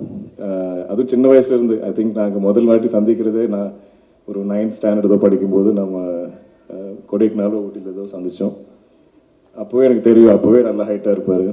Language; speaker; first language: Tamil; non-native, local second language; Malayalam